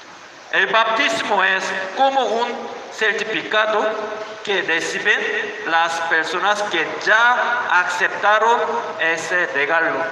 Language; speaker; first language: Spanish; non-native, learner; Korean